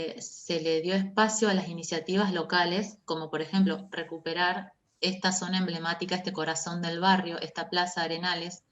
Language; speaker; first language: Spanish; native; Spanish